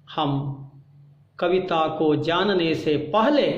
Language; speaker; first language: Hindi; non-native, local second language; Kannada